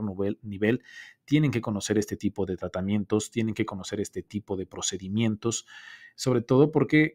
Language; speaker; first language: Spanish; native; Spanish